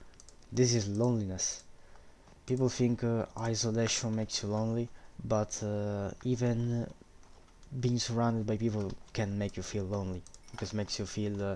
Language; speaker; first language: English; non-native, fluent; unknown